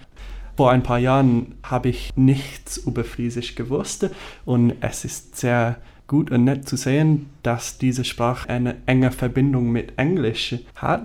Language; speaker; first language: German; non-native, fluent; English